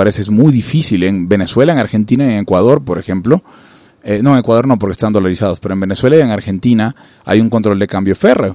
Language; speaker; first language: Spanish; native; Spanish